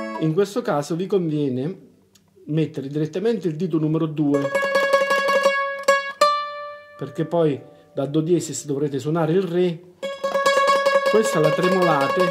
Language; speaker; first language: Italian; native; Italian